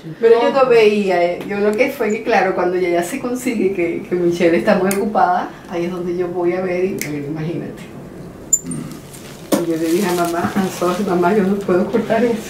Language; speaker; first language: Spanish; native; Spanish